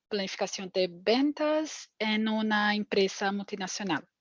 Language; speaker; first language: Spanish; non-native, fluent; Portuguese